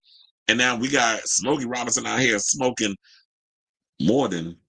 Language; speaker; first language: English; native; English